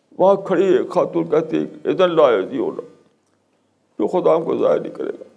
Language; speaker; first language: Urdu; native; Urdu